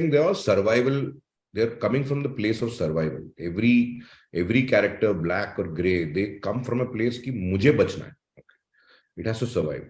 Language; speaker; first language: English; non-native, local second language; Malayalam